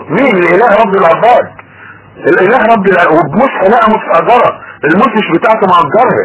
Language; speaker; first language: Arabic; native; Arabic